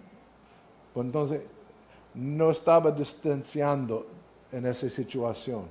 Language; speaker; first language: Spanish; non-native, learner; English